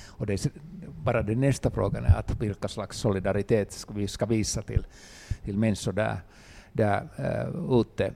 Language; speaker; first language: Swedish; non-native, local second language; Finnish